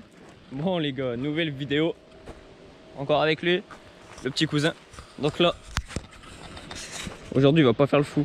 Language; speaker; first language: French; native; French